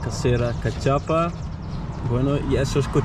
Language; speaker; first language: Spanish; non-native, learner; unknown